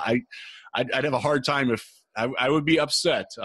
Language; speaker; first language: English; native; English